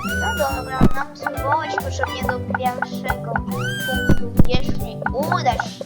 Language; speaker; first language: Polish; non-native, learner; Ukrainian